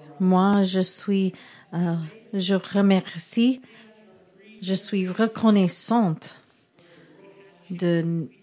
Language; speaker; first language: French; non-native, learner; English